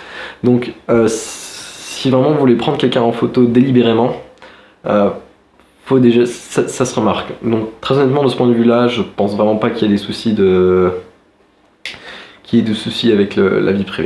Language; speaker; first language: French; native; French